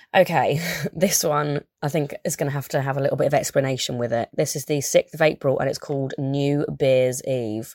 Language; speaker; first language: English; native; English